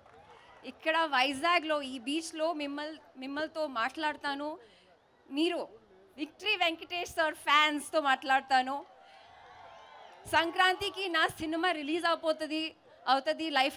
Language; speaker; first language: Telugu; non-native, local second language; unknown